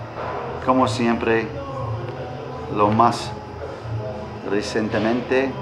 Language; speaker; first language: Spanish; non-native, learner; English